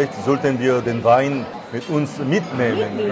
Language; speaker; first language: German; non-native, fluent; Korean